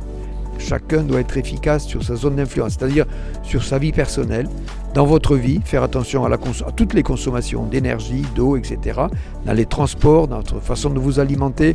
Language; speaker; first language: French; native; French